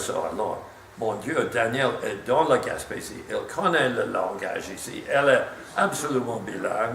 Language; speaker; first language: French; non-native, learner; English